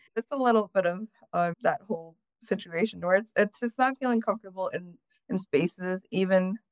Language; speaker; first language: English; native; English